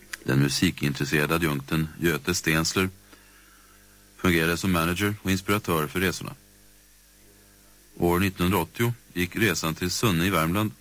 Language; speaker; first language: Swedish; native; Swedish